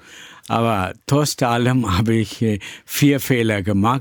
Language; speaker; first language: German; non-native, learner; Tamil